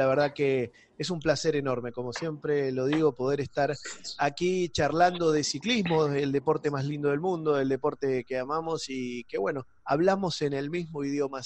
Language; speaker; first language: Spanish; native; Spanish